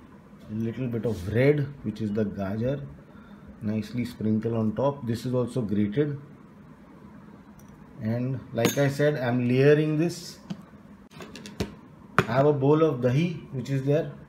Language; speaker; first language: English; non-native, local second language; Hindi